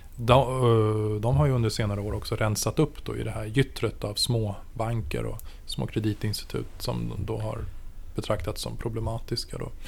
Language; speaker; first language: Swedish; native; Swedish